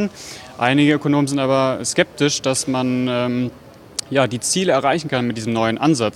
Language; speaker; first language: German; native; German